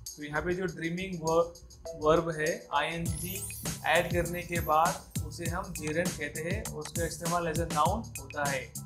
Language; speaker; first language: Hindi; native; Hindi